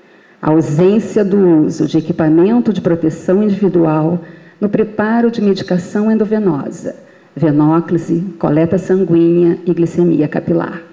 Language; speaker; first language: Portuguese; native; Portuguese